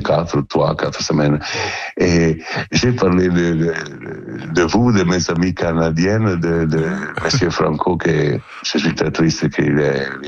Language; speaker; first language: French; non-native, learner; Italian